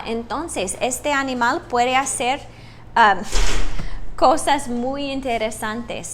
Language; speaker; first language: Spanish; non-native, fluent; English